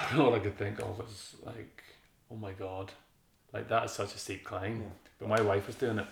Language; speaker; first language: English; native; English